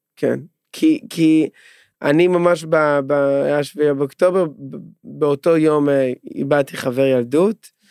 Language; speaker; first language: Hebrew; native; Hebrew